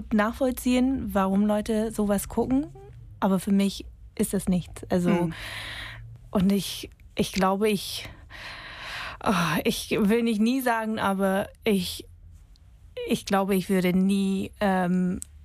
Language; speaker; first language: German; non-native, fluent; English